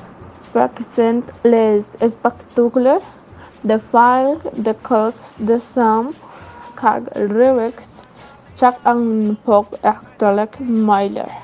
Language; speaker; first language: French; non-native, learner; Spanish